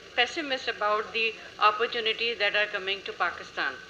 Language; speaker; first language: English; non-native, local second language; Urdu